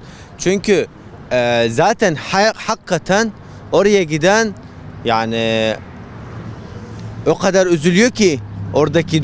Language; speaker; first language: Turkish; non-native, fluent; Arabic